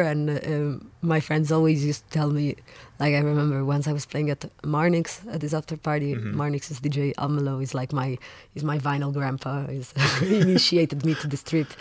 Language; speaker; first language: English; non-native, fluent; Italian